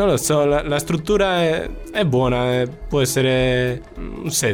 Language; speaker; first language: Italian; non-native, fluent; Spanish